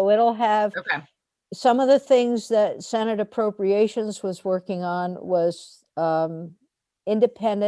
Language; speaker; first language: English; native; English